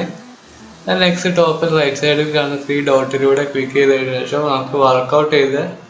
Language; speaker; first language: Malayalam; native; Malayalam